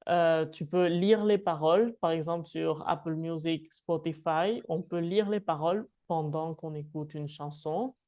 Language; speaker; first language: French; non-native, fluent; Spanish